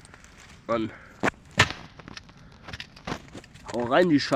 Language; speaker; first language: German; native; German